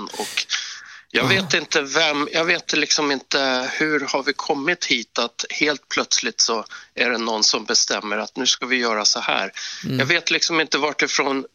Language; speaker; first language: Swedish; native; Swedish